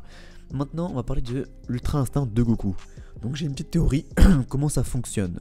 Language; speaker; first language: French; native; French